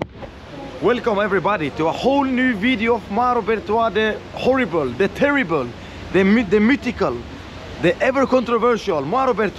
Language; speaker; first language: English; non-native, fluent; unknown